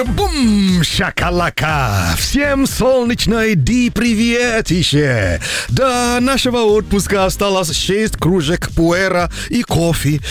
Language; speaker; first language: Russian; non-native, fluent; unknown